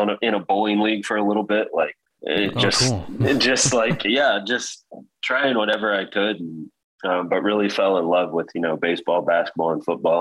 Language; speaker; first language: English; native; English